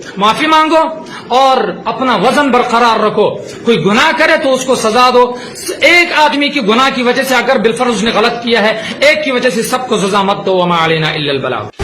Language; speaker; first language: Urdu; non-native, local second language; Pashto